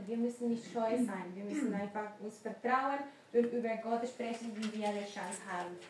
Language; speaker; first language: German; non-native, learner; Spanish